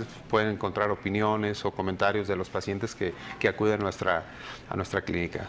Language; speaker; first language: Spanish; native; Spanish